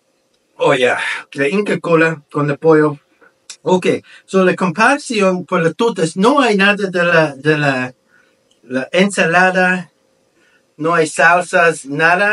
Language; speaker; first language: Spanish; non-native, learner; English